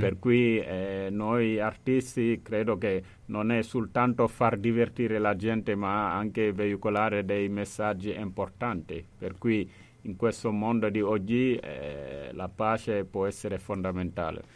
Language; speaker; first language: Italian; non-native, fluent; Wolof